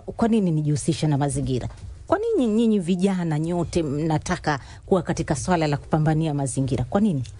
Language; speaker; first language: Swahili; native; Swahili